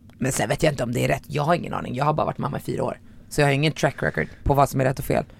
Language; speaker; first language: Swedish; early bilingual, other home language; Arabic